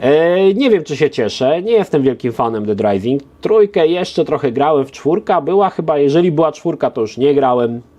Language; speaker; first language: Polish; native; Polish